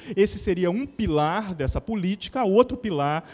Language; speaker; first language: Portuguese; native; Portuguese